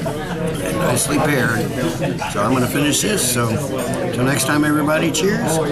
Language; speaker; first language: English; native; English